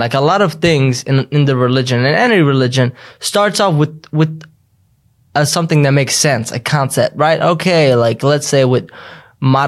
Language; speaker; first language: English; early bilingual, other home language; Yiddish